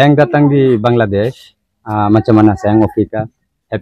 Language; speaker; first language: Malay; non-native, learner; Bangla